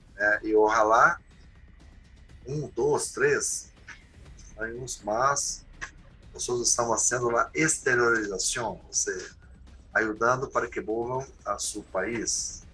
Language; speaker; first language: Spanish; non-native, learner; Portuguese